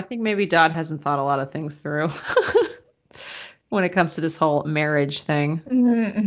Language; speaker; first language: English; native; English